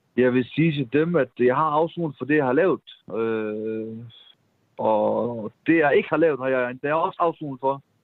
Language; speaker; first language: Danish; early bilingual, other home language; Persian